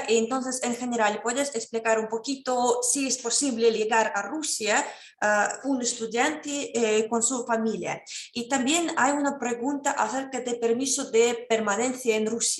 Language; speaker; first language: Spanish; non-native, fluent; Russian